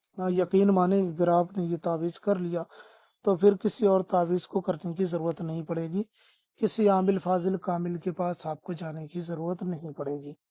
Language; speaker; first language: Urdu; non-native, local second language; Sindhi